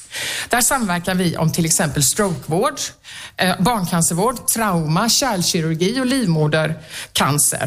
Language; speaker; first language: Swedish; native; Swedish